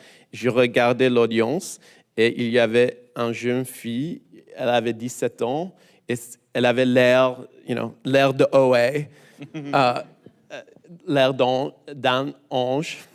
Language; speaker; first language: French; non-native, learner; English